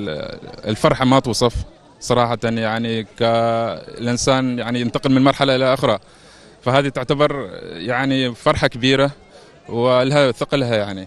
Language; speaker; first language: Arabic; native; Arabic